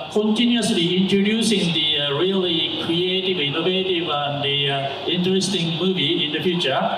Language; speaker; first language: English; non-native, learner; Japanese